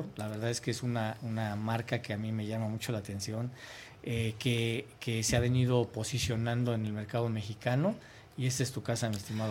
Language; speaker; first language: Spanish; native; Spanish